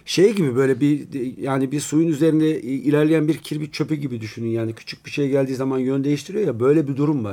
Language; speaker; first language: Turkish; native; Turkish